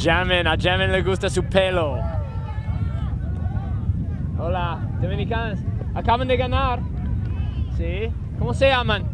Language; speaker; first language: Spanish; non-native, learner; English